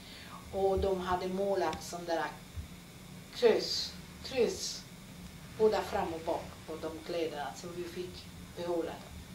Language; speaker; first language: Swedish; non-native, fluent; Polish